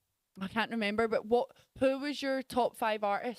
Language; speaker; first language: English; native; English